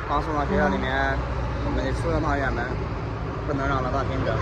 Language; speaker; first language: Chinese; native; Chinese